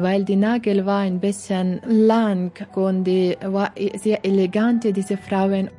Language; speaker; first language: German; non-native, learner; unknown